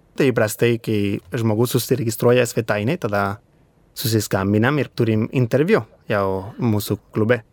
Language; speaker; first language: Lithuanian; non-native, fluent; Spanish